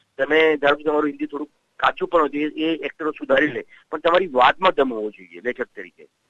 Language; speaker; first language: Gujarati; native; Gujarati